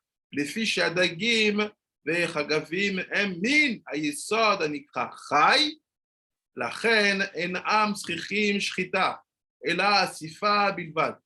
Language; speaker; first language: Hebrew; non-native, fluent; French